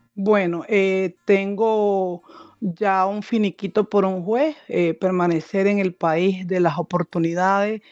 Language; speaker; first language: Spanish; native; Spanish